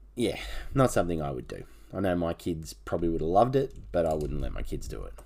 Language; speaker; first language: English; native; English